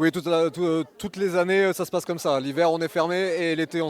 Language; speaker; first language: French; native; French